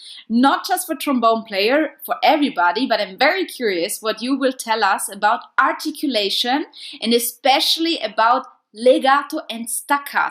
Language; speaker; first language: English; non-native, fluent; German